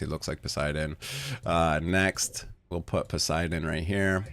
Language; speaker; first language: English; native; English